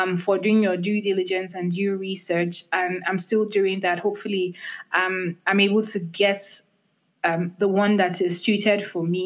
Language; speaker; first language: English; non-native, local second language; Igbo